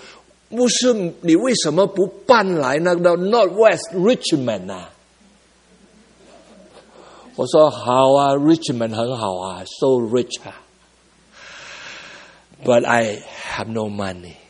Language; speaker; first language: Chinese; early bilingual, heritage; Cantonese